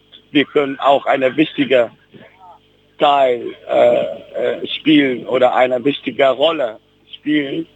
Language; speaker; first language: German; non-native, fluent; Arabic